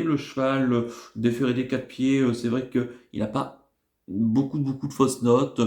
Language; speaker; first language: French; native; French